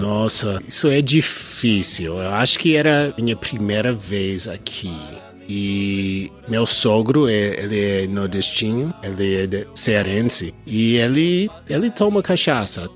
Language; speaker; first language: Portuguese; non-native, learner; English